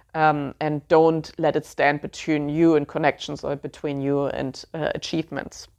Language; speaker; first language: English; non-native, fluent; German